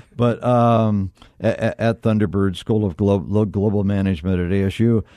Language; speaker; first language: English; native; English